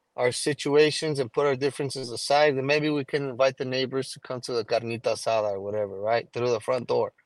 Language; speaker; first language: English; early bilingual, other home language; Spanish